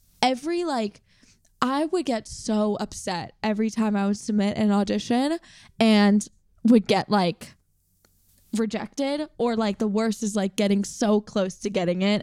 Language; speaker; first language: English; native; English